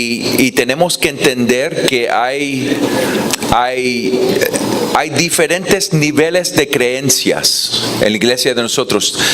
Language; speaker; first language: Spanish; non-native, fluent; English